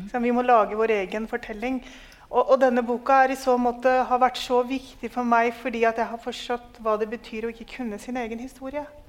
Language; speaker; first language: Norwegian; early bilingual, other home language; Urdu